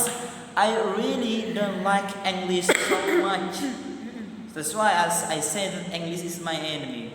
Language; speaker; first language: English; non-native, learner; Madurese